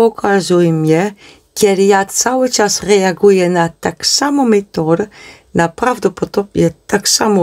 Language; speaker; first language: Polish; non-native, learner; Dutch